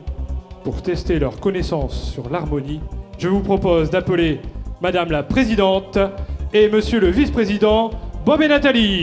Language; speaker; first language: French; native; French